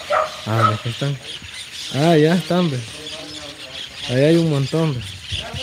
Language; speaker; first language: Spanish; native; Spanish